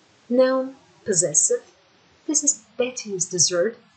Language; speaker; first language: English; non-native, fluent; Turkish